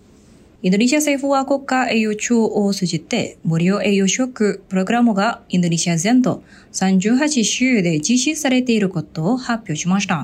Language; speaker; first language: Japanese; non-native, fluent; Indonesian